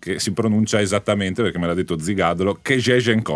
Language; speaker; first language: Italian; native; Italian